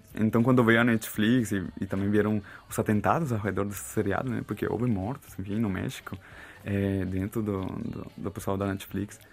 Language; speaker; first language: Portuguese; non-native, fluent; Spanish